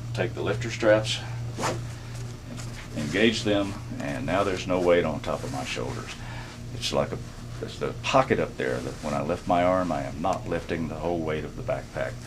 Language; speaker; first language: English; native; English